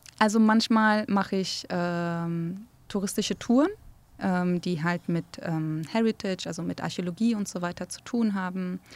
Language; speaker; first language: German; early bilingual, other home language; Central Kurdish